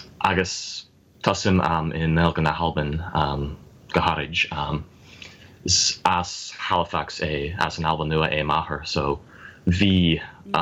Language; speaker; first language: Irish; non-native, fluent; English